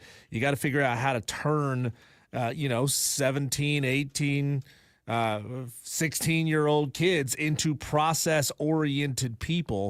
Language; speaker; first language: English; native; English